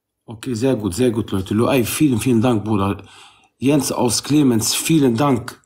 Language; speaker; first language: German; non-native, local second language; Arabic